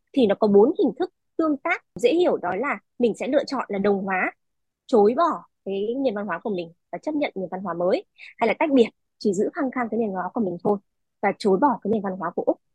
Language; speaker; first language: Vietnamese; native; Vietnamese